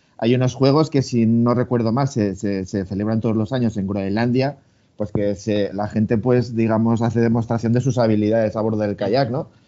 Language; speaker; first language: Spanish; native; Spanish